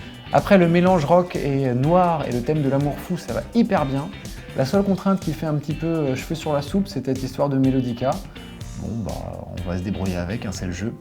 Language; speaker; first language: French; native; French